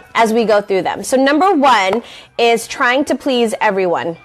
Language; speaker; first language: English; native; English